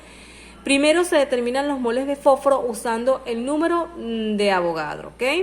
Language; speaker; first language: Spanish; native; Spanish